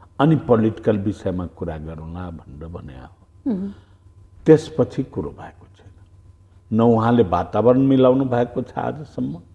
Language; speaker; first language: Nepali; non-native, local second language; Bhojpuri